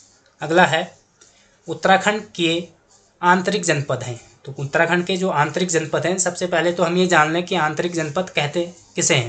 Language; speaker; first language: Hindi; native; Hindi